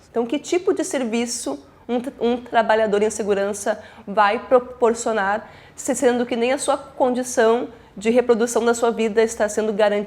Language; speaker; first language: Portuguese; native; Portuguese